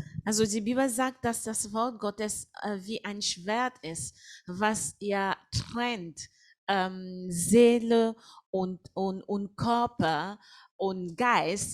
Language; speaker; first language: German; non-native, fluent; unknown